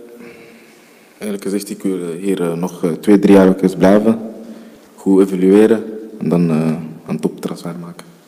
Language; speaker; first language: Dutch; early bilingual, other home language; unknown